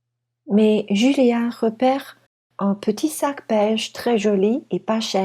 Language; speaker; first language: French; non-native, fluent; Chinese